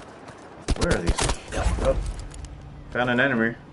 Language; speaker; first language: English; native; English